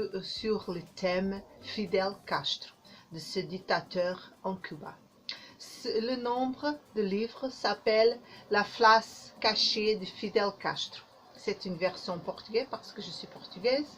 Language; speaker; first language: French; non-native, learner; Portuguese